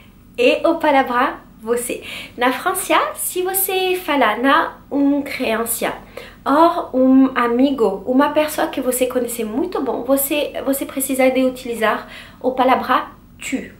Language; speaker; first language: Portuguese; non-native, learner; French